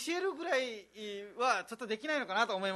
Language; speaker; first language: Japanese; non-native, fluent; Nepali